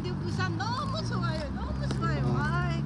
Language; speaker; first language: Korean; non-native, learner; Nepali